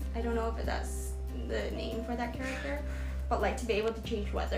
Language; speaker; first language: English; non-native, fluent; Vietnamese